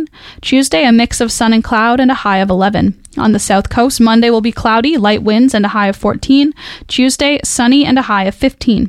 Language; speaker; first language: English; native; English